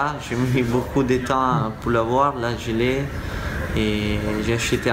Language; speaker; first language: French; non-native, fluent; Italian